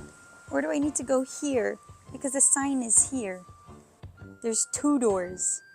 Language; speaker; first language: English; native; English